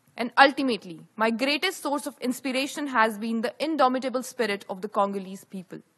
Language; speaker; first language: English; non-native, local second language; Hindi